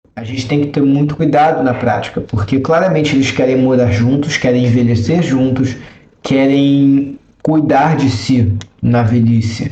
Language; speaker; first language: Portuguese; native; Portuguese